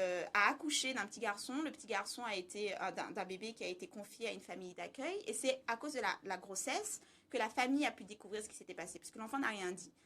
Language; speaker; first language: French; native; French